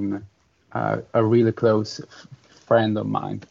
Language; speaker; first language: English; non-native, fluent; Swedish